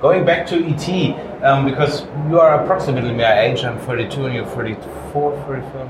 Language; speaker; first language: English; non-native, fluent; German